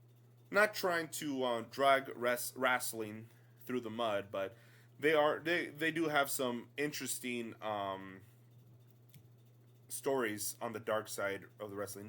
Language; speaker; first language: English; native; English